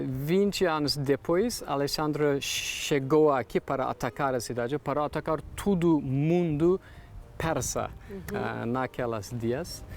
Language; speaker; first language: Portuguese; non-native, learner; Turkish